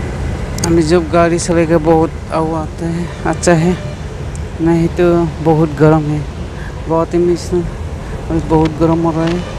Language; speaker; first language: Hindi; non-native, local second language; Assamese